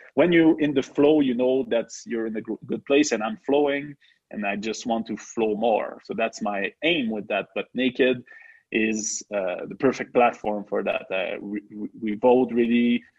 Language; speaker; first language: English; non-native, fluent; French